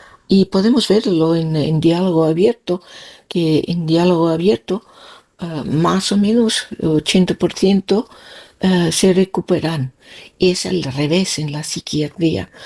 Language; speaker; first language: Spanish; non-native, learner; Danish